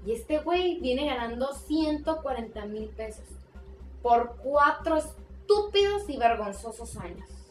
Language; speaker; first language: Spanish; native; Spanish